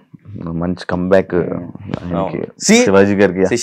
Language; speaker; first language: Telugu; native; Telugu